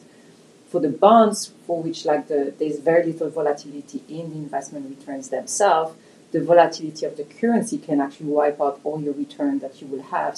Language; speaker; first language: English; non-native, fluent; French